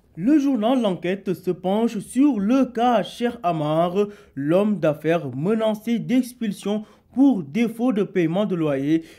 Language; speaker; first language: French; non-native, local second language; Wolof